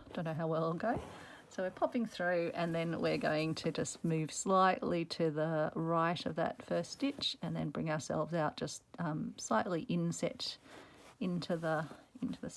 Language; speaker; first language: English; native; English